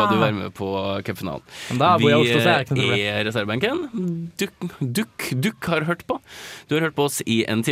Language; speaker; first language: Norwegian; native; Norwegian